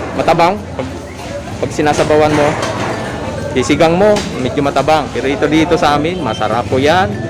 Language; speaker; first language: Filipino; non-native, local second language; Masbatenyo